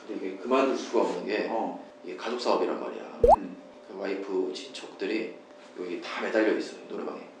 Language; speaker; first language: Korean; native; Korean